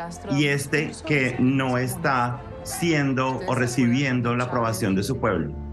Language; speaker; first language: Spanish; native; Spanish